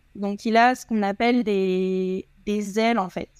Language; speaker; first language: French; native; French